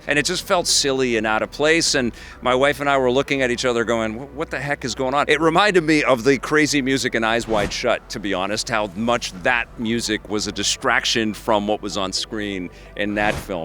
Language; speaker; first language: English; native; English